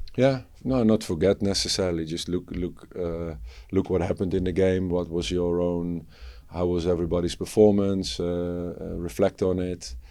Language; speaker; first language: English; non-native, fluent; Dutch